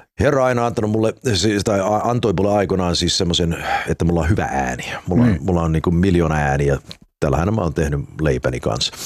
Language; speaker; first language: Finnish; early bilingual, heritage; Finnish